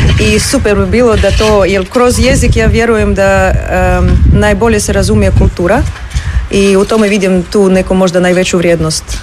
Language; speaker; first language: Serbian; non-native, fluent; Russian